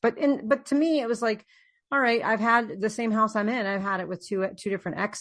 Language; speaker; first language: English; native; English